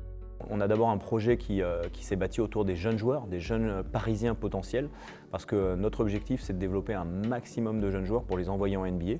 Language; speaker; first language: French; native; French